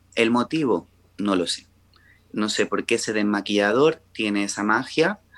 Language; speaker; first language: Spanish; native; Spanish